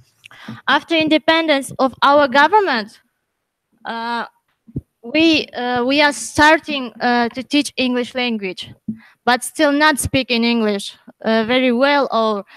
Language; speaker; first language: English; non-native, learner; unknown